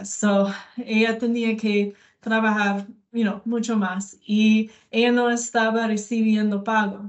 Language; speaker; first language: Spanish; non-native, fluent; English